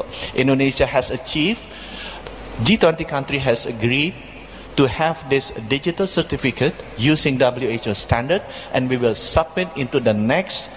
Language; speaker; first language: English; non-native, fluent; Indonesian